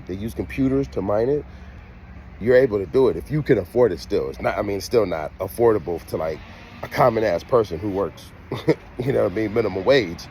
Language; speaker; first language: English; native; English